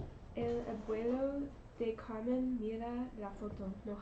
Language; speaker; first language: Spanish; non-native, learner; English